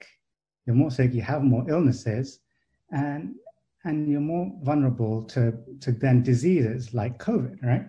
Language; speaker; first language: English; native; English